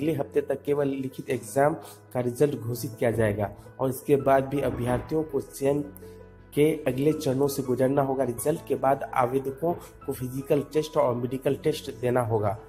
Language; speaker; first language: Hindi; native; Hindi